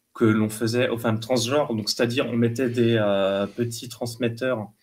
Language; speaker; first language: French; native; French